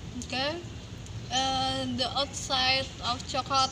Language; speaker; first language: English; non-native, learner; Indonesian